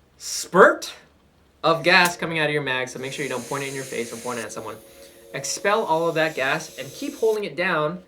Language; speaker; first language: English; native; English